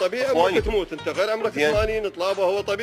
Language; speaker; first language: Arabic; native; Arabic